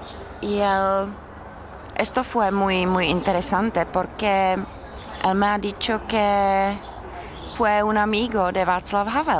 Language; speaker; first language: Spanish; non-native, fluent; Czech